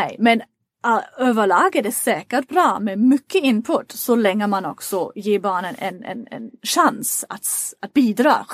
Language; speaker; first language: Swedish; non-native, fluent; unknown